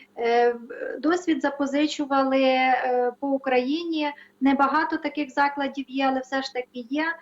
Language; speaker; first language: Ukrainian; native; Ukrainian